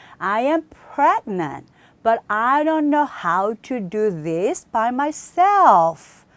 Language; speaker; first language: English; non-native, fluent; Korean